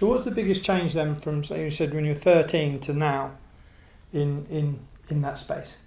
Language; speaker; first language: English; native; English